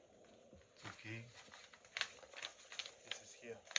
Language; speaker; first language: English; non-native, learner; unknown